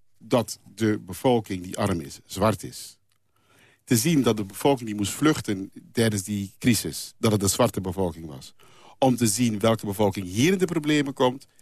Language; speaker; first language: Dutch; non-native, local second language; Papiamento